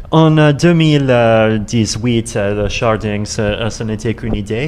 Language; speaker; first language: French; non-native, learner; Russian